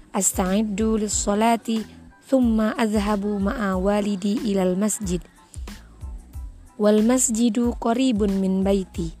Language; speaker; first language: Arabic; non-native, learner; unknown